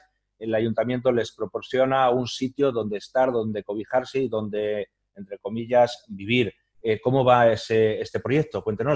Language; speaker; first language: Spanish; native; Spanish